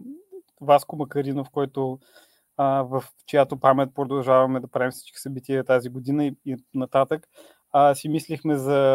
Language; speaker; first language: Bulgarian; native; Bulgarian